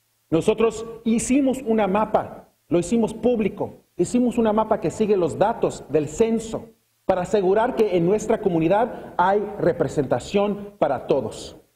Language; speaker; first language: Spanish; early bilingual, other home language; English